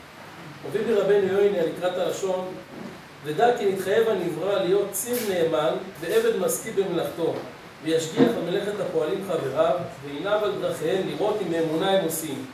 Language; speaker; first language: Hebrew; native; Hebrew